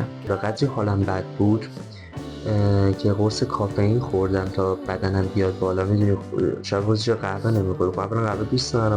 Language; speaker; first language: Persian; native; Persian